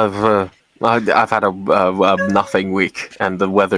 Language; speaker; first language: English; native; English